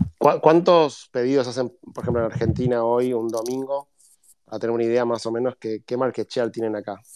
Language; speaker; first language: Spanish; native; Spanish